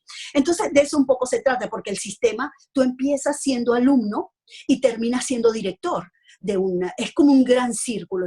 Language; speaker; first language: Spanish; native; Spanish